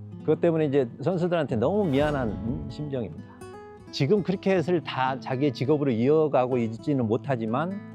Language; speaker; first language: Korean; native; Korean